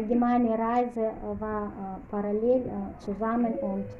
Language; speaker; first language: German; non-native, fluent; Russian